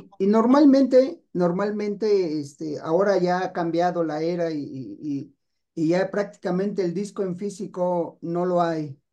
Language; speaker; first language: Spanish; native; Spanish